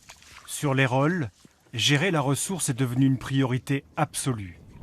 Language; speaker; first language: French; native; French